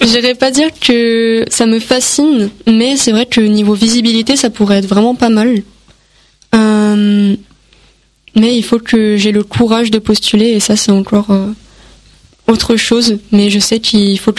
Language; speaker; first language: French; native; French